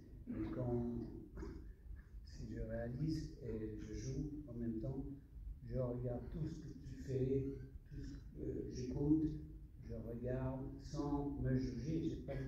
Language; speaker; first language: French; non-native, fluent; English